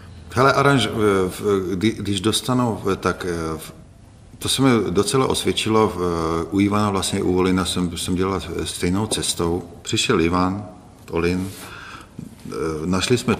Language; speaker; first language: Czech; non-native, fluent; Hungarian